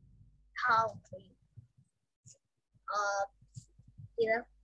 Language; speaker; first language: English; non-native, learner; Vietnamese